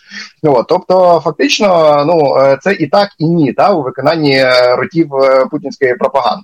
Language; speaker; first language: Ukrainian; native; Ukrainian